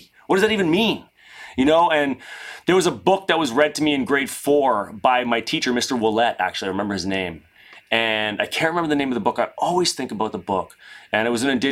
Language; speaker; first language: English; native; English